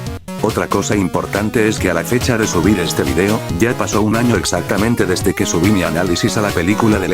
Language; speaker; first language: Spanish; native; Spanish